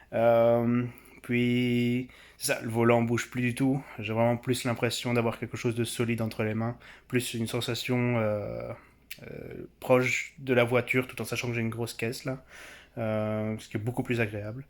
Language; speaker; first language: French; native; French